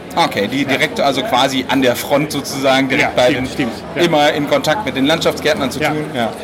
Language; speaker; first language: German; native; German